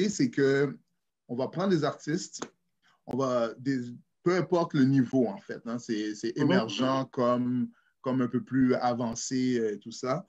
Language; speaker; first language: French; native; French